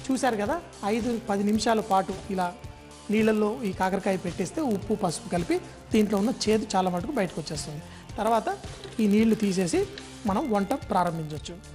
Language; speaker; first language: Telugu; native; Telugu